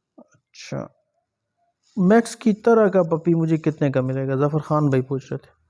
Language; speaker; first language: Urdu; non-native, local second language; Punjabi